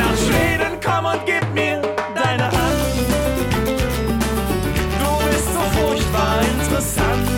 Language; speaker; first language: German; native; German